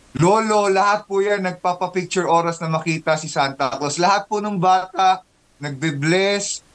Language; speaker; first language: Filipino; native; Filipino